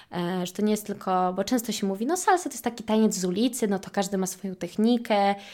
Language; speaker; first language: Polish; native; Polish